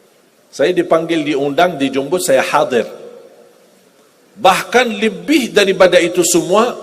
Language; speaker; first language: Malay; non-native, fluent; Arabic